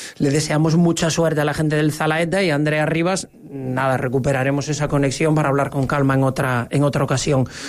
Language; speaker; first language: Spanish; native; Spanish